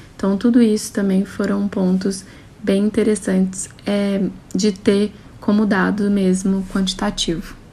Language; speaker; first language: Portuguese; native; Portuguese